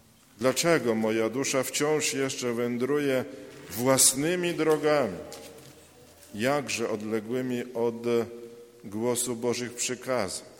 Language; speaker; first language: Polish; native; Polish